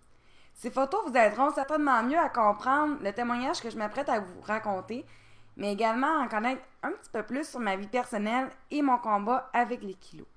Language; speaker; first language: French; native; French